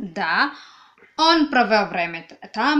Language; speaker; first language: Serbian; non-native, learner; English